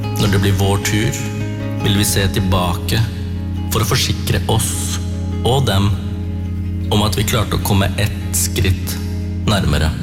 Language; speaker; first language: Norwegian; early bilingual, other home language; Tamil